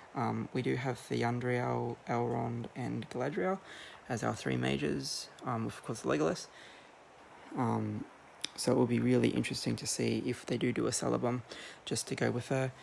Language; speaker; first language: English; native; English